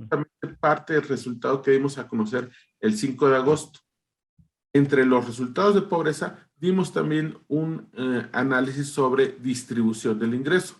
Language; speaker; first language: Spanish; native; Spanish